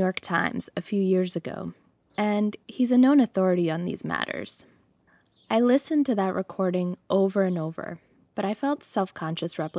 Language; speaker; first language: English; early bilingual, other home language; Russian